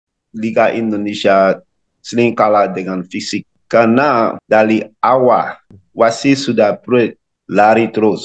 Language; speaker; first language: Indonesian; non-native, learner; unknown